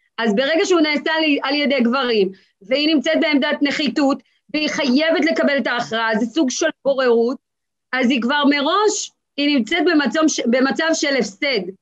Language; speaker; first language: Hebrew; early bilingual, other home language; Amharic